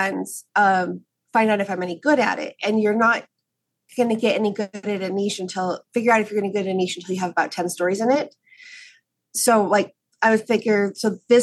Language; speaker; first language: English; native; English